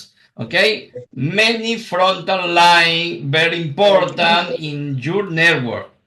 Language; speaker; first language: English; non-native, learner; Spanish